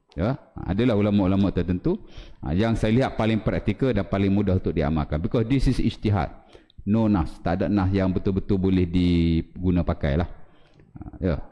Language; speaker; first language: Malay; native; Malay